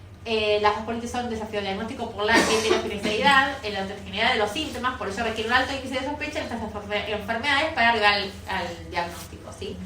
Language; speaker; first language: Spanish; native; Spanish